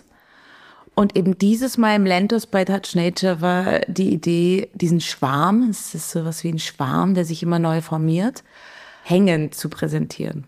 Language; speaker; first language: German; native; German